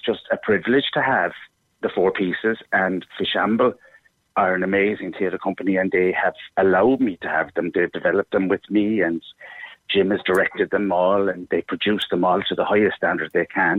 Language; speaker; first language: English; native; English